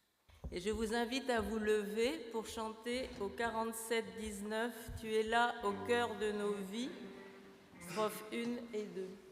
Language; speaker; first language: French; native; French